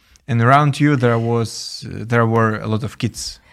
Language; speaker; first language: English; non-native, fluent; Ukrainian